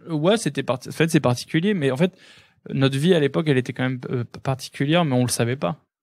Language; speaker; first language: French; native; French